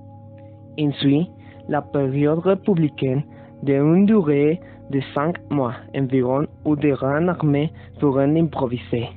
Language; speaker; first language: French; non-native, learner; Spanish